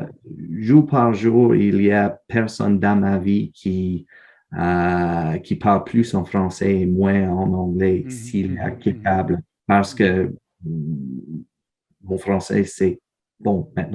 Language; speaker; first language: French; non-native, learner; English